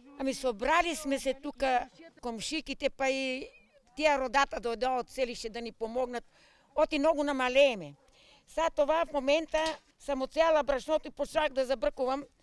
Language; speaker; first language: Bulgarian; native; Bulgarian